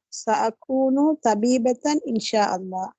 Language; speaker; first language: Arabic; non-native, learner; Tamil